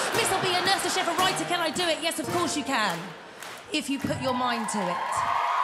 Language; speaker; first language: English; native; English